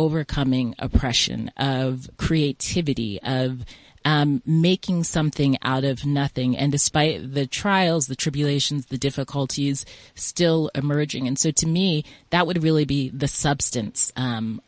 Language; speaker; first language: English; native; English